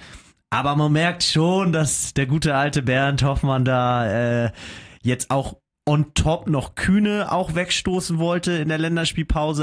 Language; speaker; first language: German; native; German